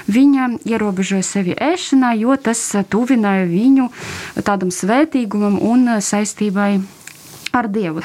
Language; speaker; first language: Latvian; non-native, local second language; Russian